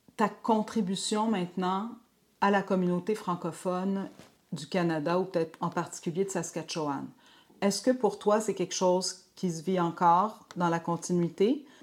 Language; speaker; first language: French; native; French